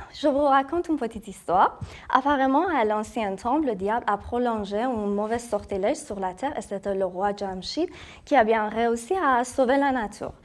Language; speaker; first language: French; non-native, fluent; Persian